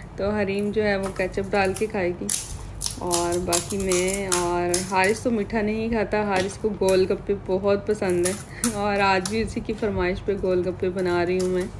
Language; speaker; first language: Urdu; native; Urdu